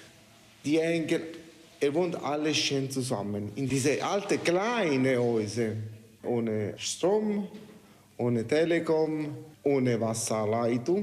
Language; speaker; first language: German; non-native, learner; Italian